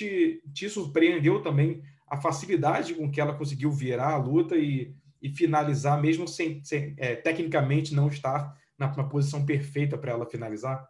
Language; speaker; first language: Portuguese; native; Portuguese